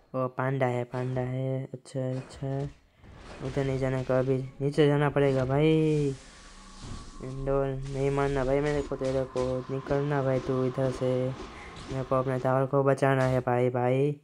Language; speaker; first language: Hindi; non-native, local second language; Gujarati